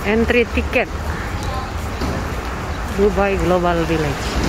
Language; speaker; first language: English; non-native, learner; Indonesian